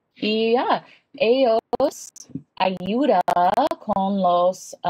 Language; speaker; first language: Spanish; non-native, learner; English